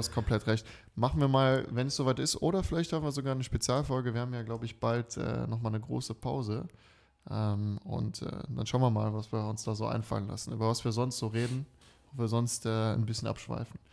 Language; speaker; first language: German; native; German